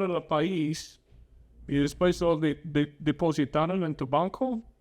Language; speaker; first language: Spanish; non-native, fluent; English